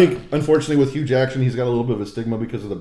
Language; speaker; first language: English; native; English